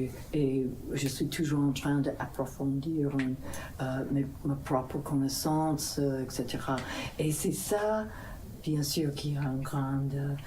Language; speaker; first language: French; non-native, fluent; English